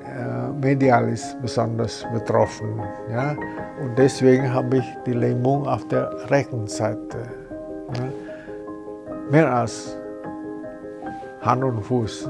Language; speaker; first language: German; non-native, fluent; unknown